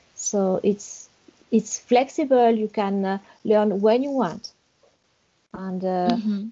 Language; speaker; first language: English; non-native, learner; French